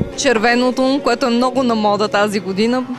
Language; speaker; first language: Bulgarian; native; Bulgarian